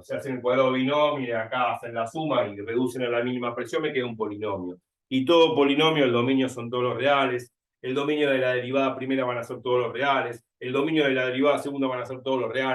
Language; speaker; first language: Spanish; native; Spanish